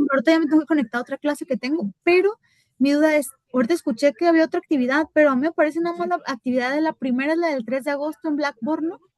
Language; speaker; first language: Spanish; native; Spanish